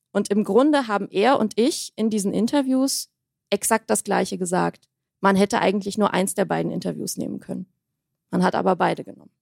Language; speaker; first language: German; early bilingual, other home language; Armenian